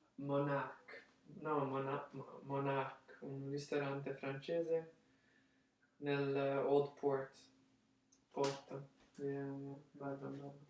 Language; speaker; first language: Italian; early bilingual, heritage; English